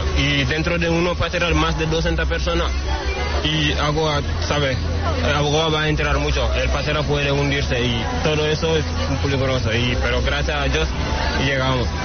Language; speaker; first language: Spanish; non-native, learner; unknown